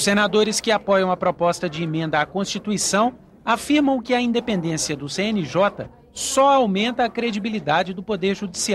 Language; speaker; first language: Portuguese; native; Portuguese